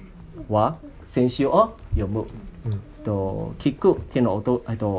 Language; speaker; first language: Japanese; non-native, learner; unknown